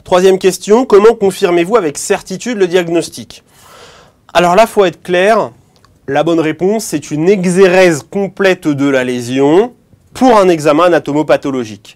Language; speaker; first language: French; native; French